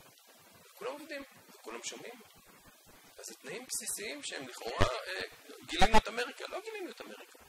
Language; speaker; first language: Hebrew; native; Hebrew